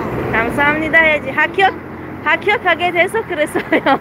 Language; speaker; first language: Korean; non-native, learner; Tajik